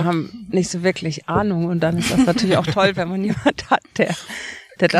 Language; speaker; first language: German; native; German